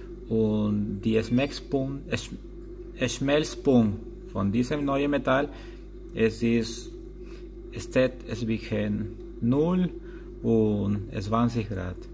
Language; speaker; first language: German; non-native, learner; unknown